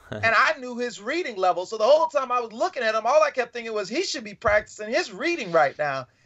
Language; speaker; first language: English; native; English